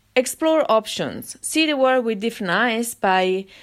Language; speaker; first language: English; non-native, fluent; Italian